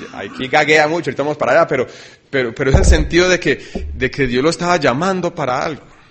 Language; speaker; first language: Spanish; early bilingual, other home language; English